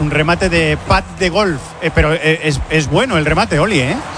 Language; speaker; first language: Spanish; native; Spanish